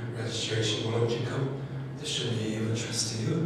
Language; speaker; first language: English; non-native, fluent; Cree